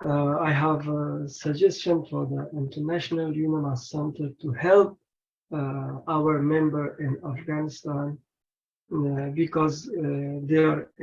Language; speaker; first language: English; non-native, learner; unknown